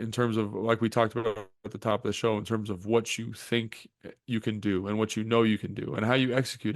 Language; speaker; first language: English; native; English